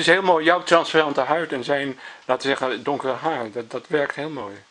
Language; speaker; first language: Dutch; native; Dutch